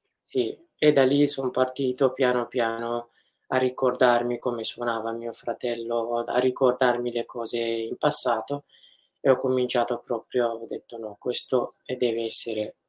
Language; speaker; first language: Italian; non-native, fluent; Kurdish